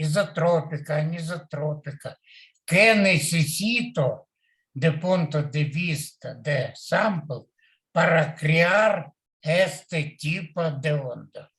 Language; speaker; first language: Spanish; non-native, learner; Portuguese